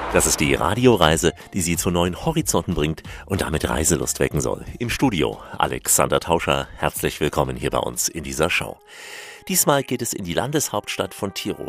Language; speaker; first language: German; native; German